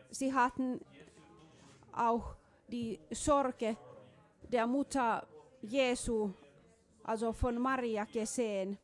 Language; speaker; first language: German; non-native, fluent; Finnish